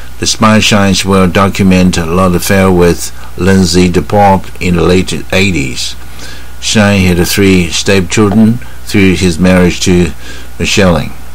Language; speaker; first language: English; non-native, fluent; Chinese